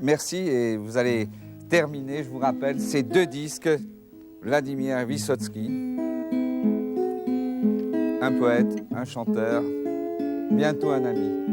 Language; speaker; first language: French; native; French